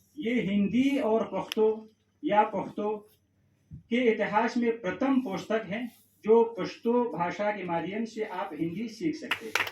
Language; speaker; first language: Hindi; non-native, fluent; Pashto